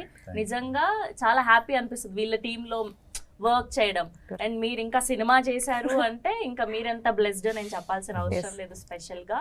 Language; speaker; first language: Telugu; native; Telugu